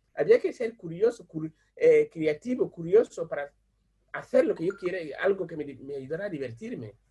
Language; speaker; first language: Spanish; non-native, fluent; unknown